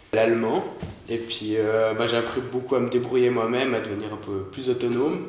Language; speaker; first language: French; native; French